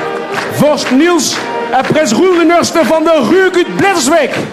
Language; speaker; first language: Dutch; native; Dutch